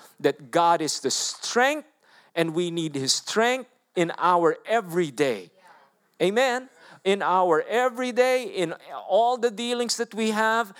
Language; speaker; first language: English; non-native, local second language; Filipino